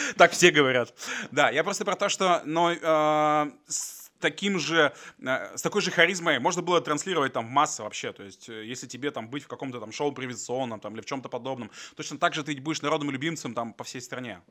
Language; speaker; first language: Russian; native; Russian